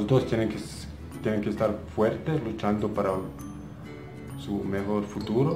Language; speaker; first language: Spanish; non-native, fluent; Bosnian